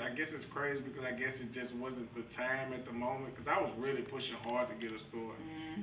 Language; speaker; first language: English; native; English